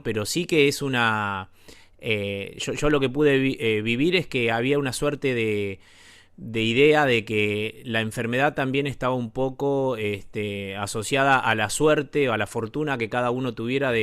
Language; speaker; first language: Spanish; native; Spanish